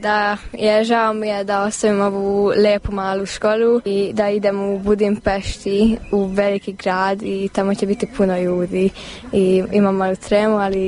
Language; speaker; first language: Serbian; non-native, local second language; Hungarian